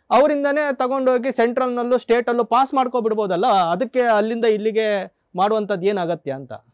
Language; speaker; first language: Kannada; native; Kannada